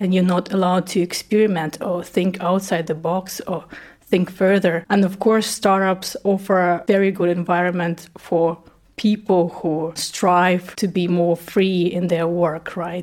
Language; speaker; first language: English; non-native, fluent; Russian